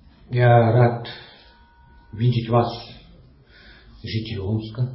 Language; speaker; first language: Russian; native; Russian